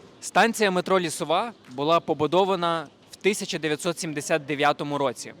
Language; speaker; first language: Ukrainian; native; Ukrainian